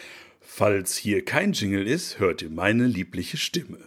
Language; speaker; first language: German; native; German